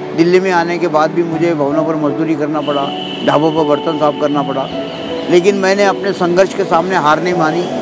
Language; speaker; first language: Hindi; non-native, local second language; Marathi